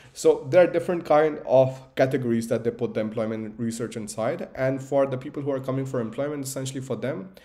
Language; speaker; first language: English; non-native, local second language; Hindi